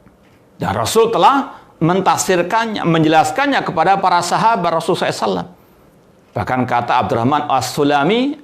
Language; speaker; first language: Indonesian; native; Indonesian